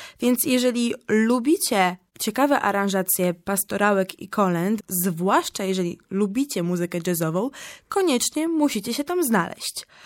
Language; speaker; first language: Polish; native; Polish